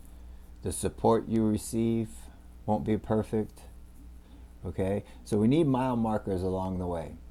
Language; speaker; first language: English; native; English